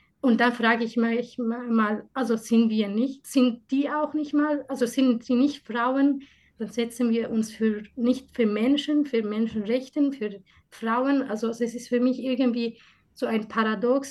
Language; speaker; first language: German; non-native, fluent; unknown